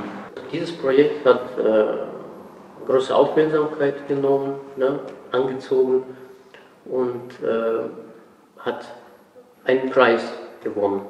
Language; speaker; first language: German; non-native, fluent; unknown